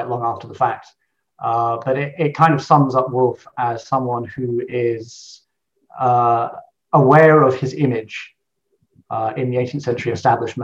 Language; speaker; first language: English; native; English